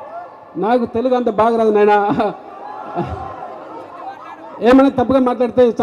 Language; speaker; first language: Telugu; non-native, learner; Tamil